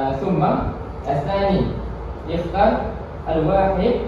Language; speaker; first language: Arabic; non-native, learner; Malay